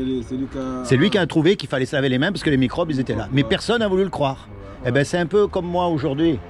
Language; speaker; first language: French; native; French